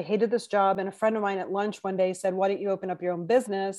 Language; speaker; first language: English; non-native, fluent; Spanish